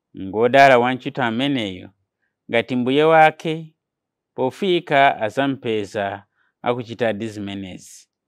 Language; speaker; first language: Nyanja; non-native, fluent; Nyankole